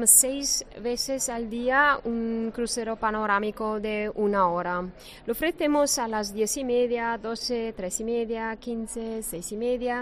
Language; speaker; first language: Spanish; non-native, fluent; German